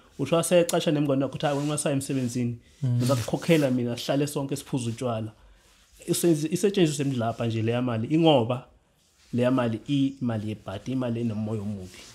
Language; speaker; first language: Zulu; non-native, local second language; Swati